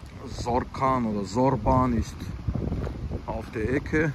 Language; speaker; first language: German; non-native, fluent; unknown